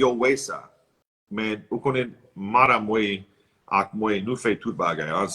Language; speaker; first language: Haitian Creole; non-native, learner; English